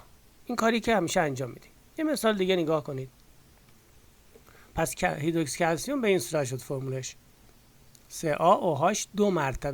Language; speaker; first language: Persian; native; Persian